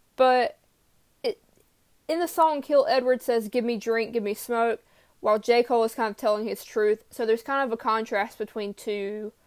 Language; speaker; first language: English; native; English